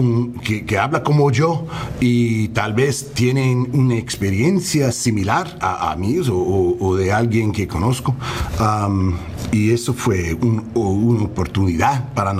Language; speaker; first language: Spanish; non-native, learner; English